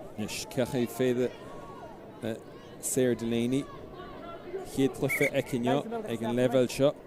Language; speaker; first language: Irish; native; Irish